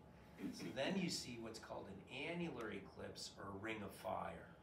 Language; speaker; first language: English; native; English